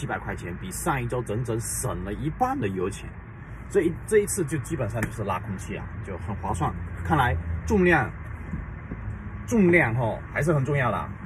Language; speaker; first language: Chinese; native; Chinese